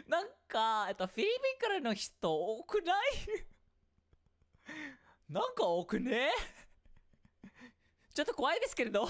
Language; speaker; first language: Japanese; non-native, fluent; English